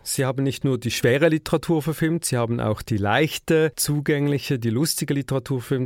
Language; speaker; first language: German; native; German